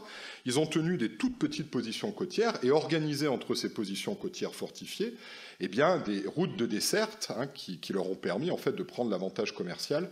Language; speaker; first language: French; native; French